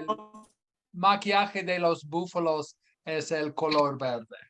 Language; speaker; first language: Spanish; non-native, fluent; English